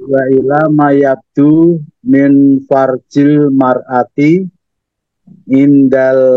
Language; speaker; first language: Arabic; non-native, learner; Indonesian